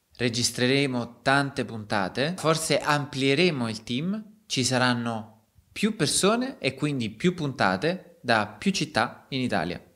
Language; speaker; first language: Italian; native; Italian